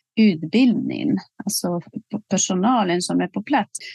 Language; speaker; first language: Swedish; non-native, fluent; Spanish